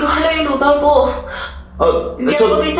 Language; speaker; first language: Filipino; non-native, learner; Chinese